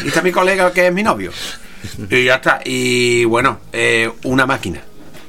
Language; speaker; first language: Spanish; native; Spanish